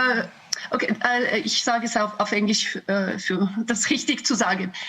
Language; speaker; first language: German; non-native, learner; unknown